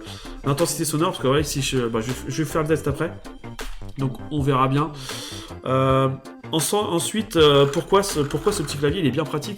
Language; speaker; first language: French; native; French